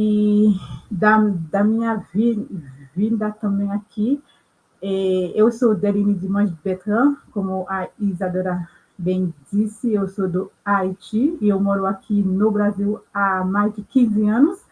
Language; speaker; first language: Portuguese; non-native, local second language; Haitian Creole